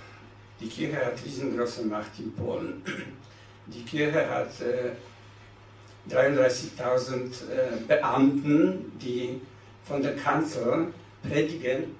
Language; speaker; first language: German; non-native, fluent; Polish